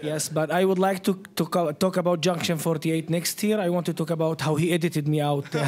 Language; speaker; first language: English; non-native, fluent; Arabic